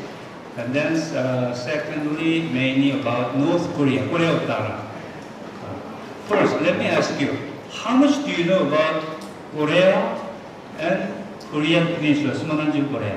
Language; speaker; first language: English; non-native, fluent; Korean